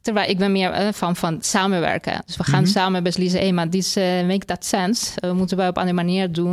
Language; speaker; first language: Dutch; non-native, fluent; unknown